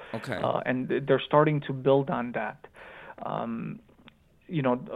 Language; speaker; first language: English; early bilingual, other home language; Romanian